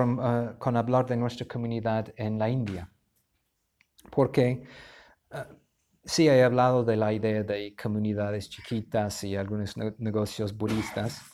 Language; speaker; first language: Spanish; non-native, fluent; English